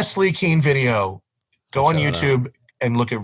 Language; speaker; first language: English; native; English